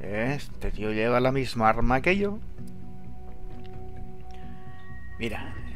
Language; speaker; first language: Spanish; native; Spanish